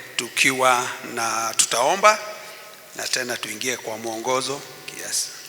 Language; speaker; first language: Swahili; non-native, local second language; Kikuyu